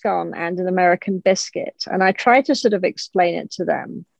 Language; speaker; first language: English; native; English